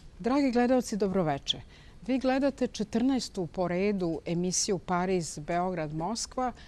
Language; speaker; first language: Bosnian; native; Bosnian